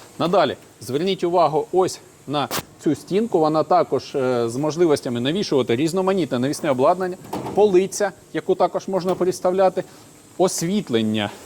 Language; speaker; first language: Ukrainian; native; Ukrainian